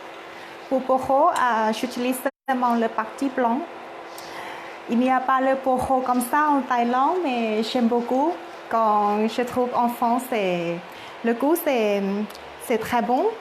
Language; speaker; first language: French; non-native, learner; Thai